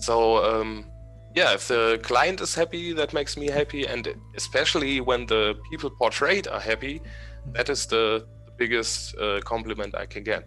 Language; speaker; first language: English; non-native, fluent; German